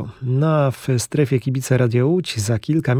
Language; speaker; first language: Polish; native; Polish